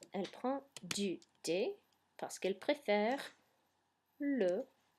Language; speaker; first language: French; non-native, fluent; English